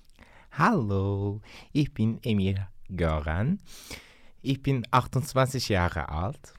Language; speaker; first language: German; non-native, learner; Turkish